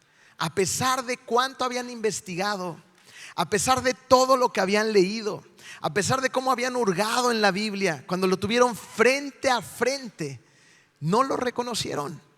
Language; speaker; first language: Spanish; native; Spanish